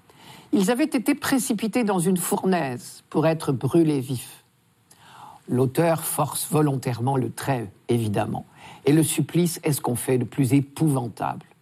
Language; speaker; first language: French; native; French